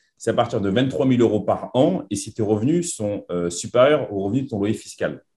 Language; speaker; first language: French; native; French